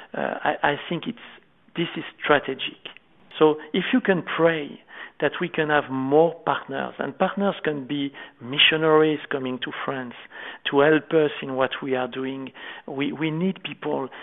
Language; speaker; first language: English; non-native, fluent; French